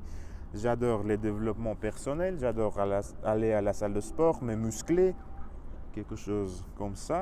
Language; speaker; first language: French; non-native, fluent; Russian